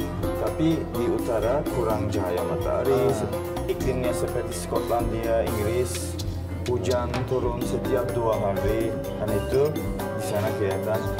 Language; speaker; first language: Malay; non-native, fluent; Turkish